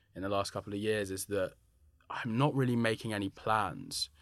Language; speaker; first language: English; native; English